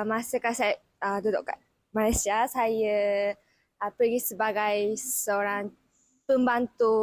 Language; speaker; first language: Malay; non-native, fluent; Japanese